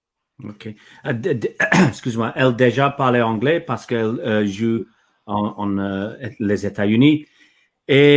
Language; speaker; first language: French; non-native, learner; English